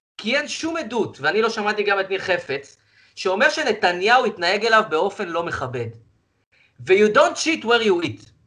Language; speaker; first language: Hebrew; native; Hebrew